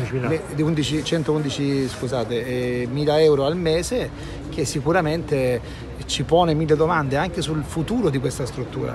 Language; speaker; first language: Italian; native; Italian